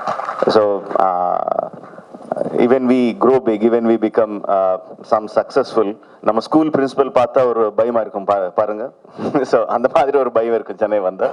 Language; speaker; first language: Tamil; non-native, local second language; Telugu